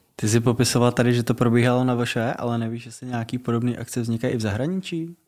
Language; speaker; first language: Czech; native; Czech